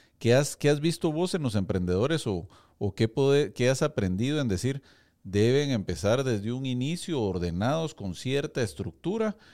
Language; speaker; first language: Spanish; native; Spanish